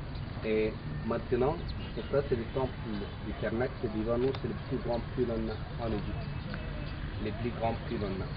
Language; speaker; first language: French; non-native, fluent; Arabic